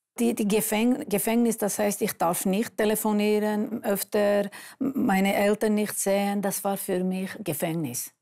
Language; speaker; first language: German; non-native, fluent; Armenian